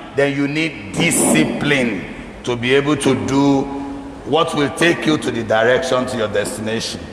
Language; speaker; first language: English; non-native, local second language; Yoruba